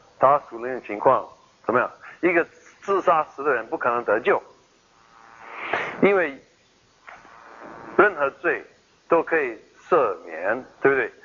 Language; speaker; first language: Chinese; non-native, fluent; English